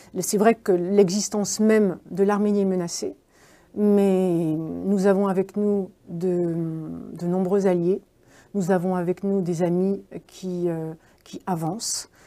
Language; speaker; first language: French; native; French